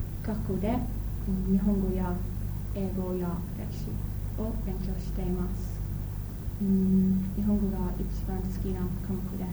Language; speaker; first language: Japanese; non-native, learner; English